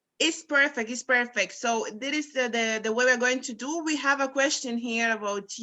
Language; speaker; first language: English; non-native, fluent; Romanian